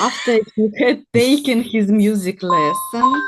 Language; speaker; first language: English; non-native, learner; Russian